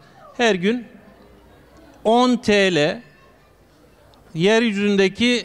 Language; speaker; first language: Turkish; native; Turkish